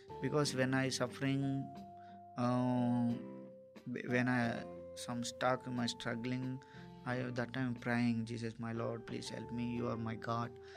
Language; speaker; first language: English; non-native, local second language; Tamil